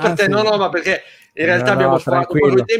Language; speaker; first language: Italian; native; Italian